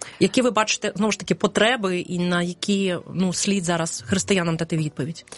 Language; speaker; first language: Ukrainian; native; Ukrainian